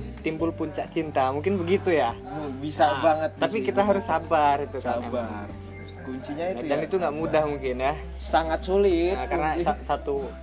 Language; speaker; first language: Indonesian; native; Indonesian